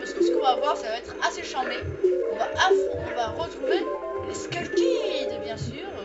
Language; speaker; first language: French; native; French